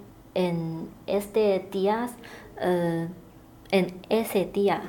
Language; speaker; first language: Spanish; non-native, learner; Chinese